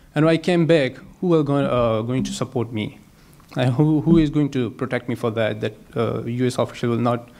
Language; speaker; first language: English; non-native, local second language; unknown